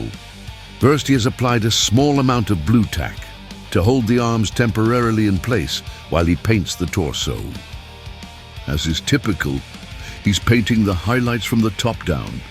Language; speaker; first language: English; native; English